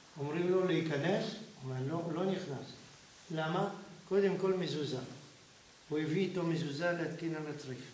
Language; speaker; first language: Hebrew; non-native, fluent; French